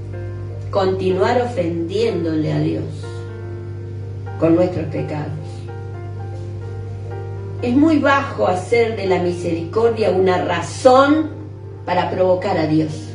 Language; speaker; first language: Spanish; native; Spanish